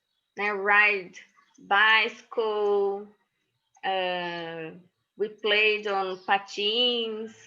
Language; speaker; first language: English; non-native, learner; Portuguese